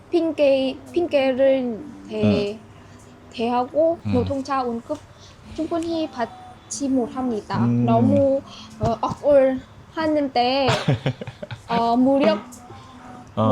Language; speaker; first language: Korean; non-native, learner; Vietnamese